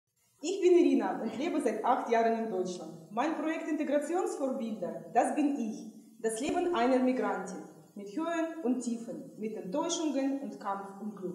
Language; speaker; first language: German; non-native, fluent; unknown